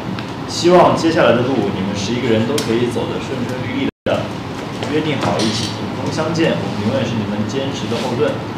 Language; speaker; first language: Chinese; native; Chinese